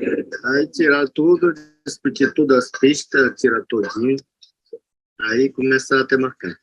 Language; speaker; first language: Portuguese; non-native, local second language; Yanomámi